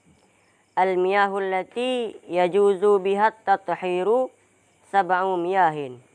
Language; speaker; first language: Arabic; non-native, learner; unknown